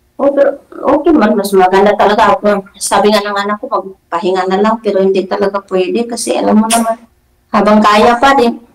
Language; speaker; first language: Filipino; non-native, local second language; Cebuano